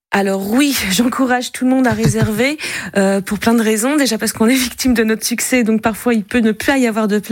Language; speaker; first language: French; native; French